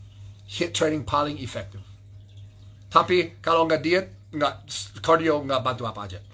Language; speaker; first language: Indonesian; non-native, learner; English